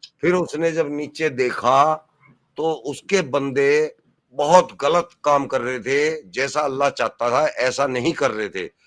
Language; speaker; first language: Urdu; native; Urdu